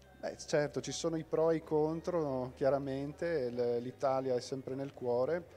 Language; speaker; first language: Italian; native; Italian